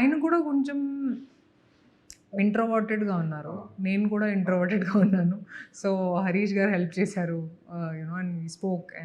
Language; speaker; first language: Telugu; non-native, fluent; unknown